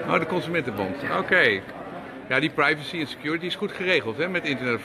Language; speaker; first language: Dutch; native; Dutch